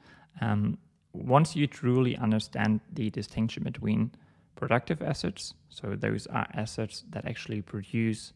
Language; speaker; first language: English; non-native, fluent; German